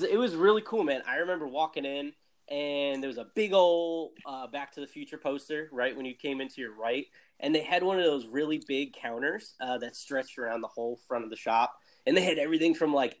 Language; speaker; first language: English; native; English